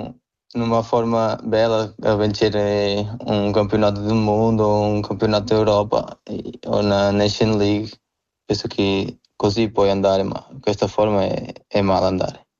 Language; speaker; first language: Italian; non-native, fluent; Portuguese